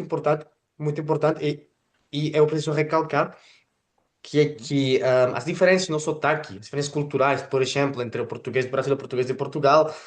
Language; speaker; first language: Portuguese; non-native, fluent; Spanish